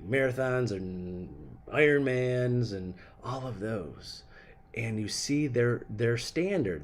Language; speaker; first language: English; native; English